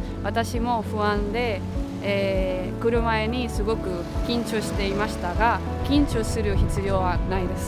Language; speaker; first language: Japanese; non-native, fluent; Spanish